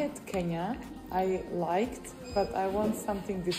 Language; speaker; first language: English; non-native, learner; Slovak